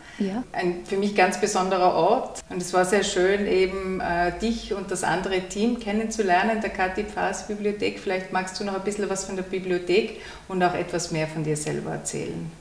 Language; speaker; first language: German; native; German